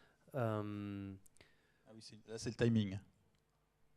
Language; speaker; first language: French; native; French